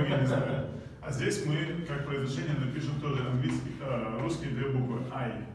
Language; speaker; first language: Russian; non-native, local second language; Chechen